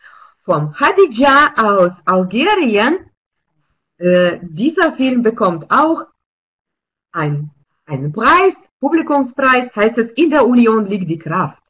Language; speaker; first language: German; non-native, fluent; Russian